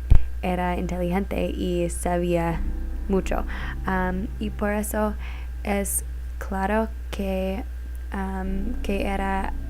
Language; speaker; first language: Spanish; non-native, learner; English